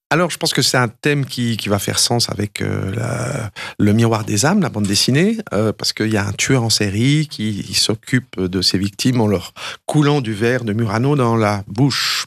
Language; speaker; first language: French; native; French